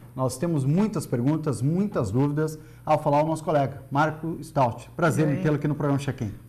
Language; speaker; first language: Portuguese; native; Portuguese